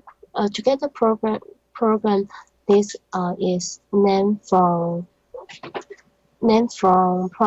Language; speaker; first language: English; non-native, learner; Chinese